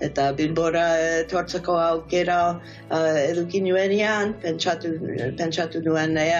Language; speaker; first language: Basque; non-native, fluent; English